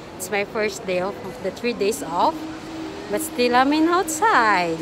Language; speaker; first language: English; non-native, local second language; Filipino